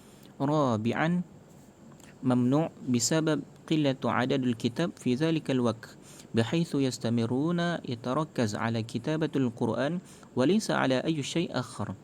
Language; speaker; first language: Arabic; non-native, learner; Malay